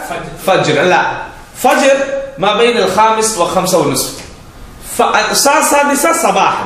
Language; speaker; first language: Arabic; non-native, fluent; Tamil